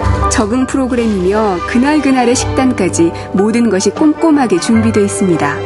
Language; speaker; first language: Korean; native; Korean